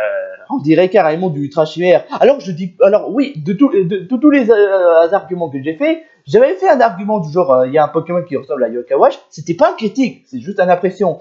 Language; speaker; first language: French; native; French